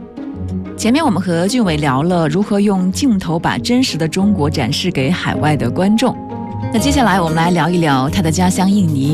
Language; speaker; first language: Chinese; native; Chinese